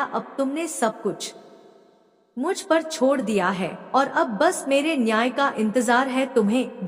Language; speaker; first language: Hindi; native; Hindi